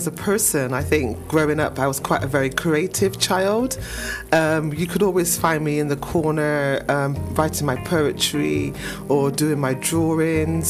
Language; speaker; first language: English; native; English